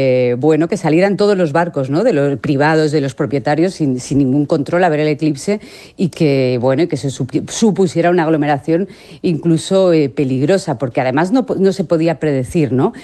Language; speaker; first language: Spanish; native; Spanish